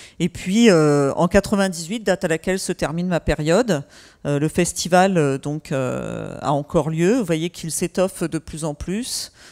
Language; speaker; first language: French; native; French